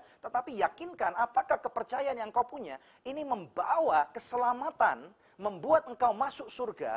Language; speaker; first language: Indonesian; native; Indonesian